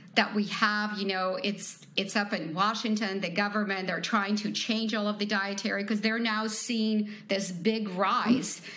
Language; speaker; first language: English; non-native, fluent; Ukrainian